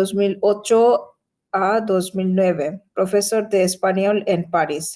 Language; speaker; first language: Spanish; non-native, learner; Bangla